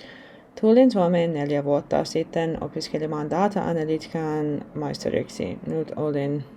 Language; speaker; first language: Finnish; non-native, learner; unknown